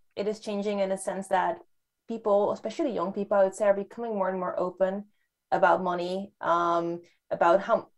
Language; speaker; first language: English; non-native, fluent; Dutch